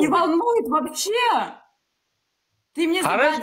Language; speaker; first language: Russian; native; Russian